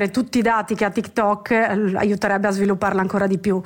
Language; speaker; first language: Italian; native; Italian